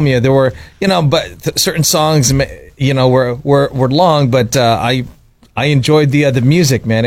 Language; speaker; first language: English; non-native, local second language; Filipino